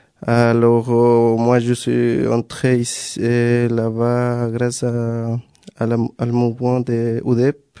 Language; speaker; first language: French; non-native, learner; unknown